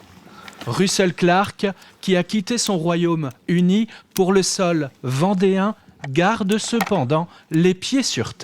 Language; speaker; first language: French; native; French